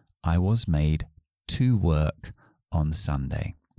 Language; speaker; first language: English; native; English